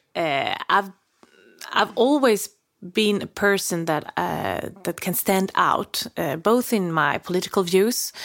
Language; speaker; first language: English; non-native, fluent; Swedish